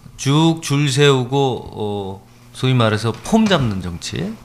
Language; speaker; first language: Korean; native; Korean